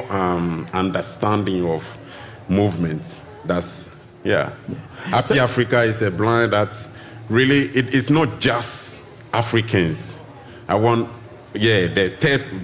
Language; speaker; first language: English; non-native, local second language; Ga